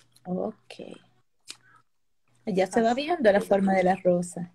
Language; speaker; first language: Spanish; native; Spanish